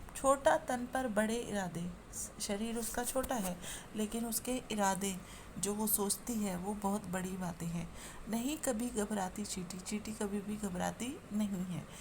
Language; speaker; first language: Hindi; native; Hindi